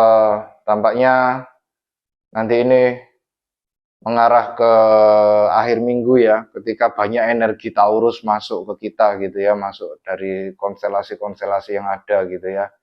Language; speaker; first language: Indonesian; native; Indonesian